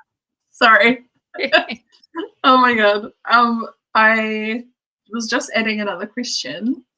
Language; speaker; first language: English; native; English